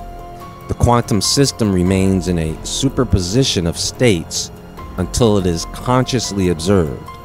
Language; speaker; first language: English; native; English